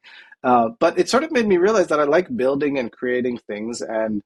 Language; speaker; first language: English; non-native, local second language; Tamil